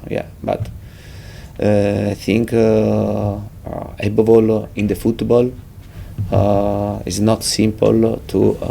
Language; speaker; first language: English; non-native, fluent; Italian